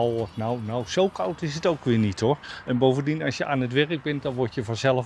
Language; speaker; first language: Dutch; native; Dutch